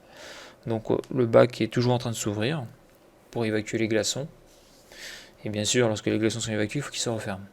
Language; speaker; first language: French; native; French